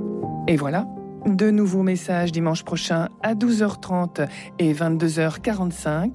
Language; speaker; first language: French; native; French